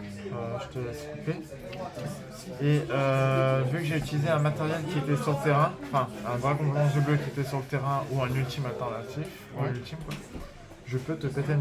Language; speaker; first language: French; native; French